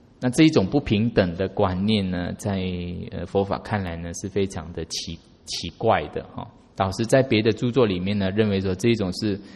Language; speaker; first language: Chinese; native; Chinese